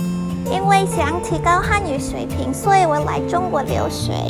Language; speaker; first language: Chinese; non-native, learner; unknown